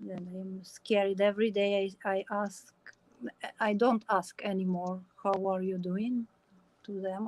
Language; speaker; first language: English; non-native, learner; Ukrainian